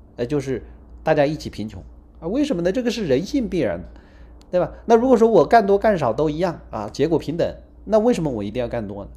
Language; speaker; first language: Chinese; native; Chinese